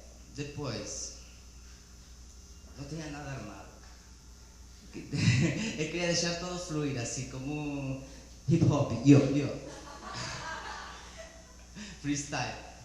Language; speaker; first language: Portuguese; non-native, learner; Spanish